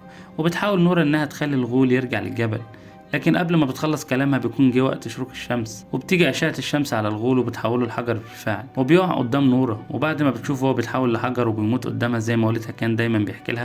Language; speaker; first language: Arabic; native; Arabic